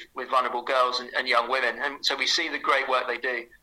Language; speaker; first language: English; native; English